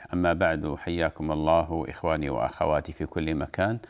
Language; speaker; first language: Arabic; native; Arabic